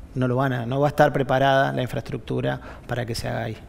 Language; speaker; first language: Spanish; native; Spanish